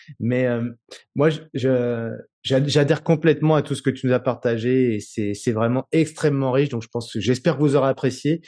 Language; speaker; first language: French; native; French